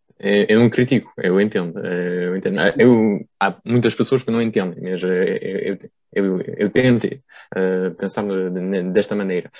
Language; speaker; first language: Portuguese; early bilingual, heritage; Portuguese